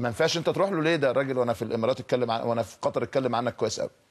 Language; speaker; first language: Arabic; native; Arabic